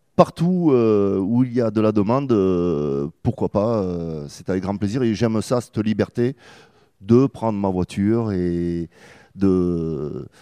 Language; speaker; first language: French; native; French